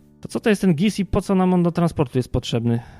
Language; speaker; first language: Polish; native; Polish